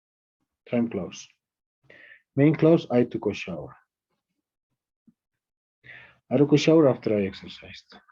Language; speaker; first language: English; non-native, fluent; Spanish